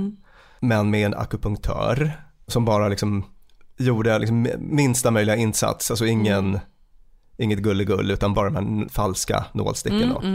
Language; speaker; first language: Swedish; native; Swedish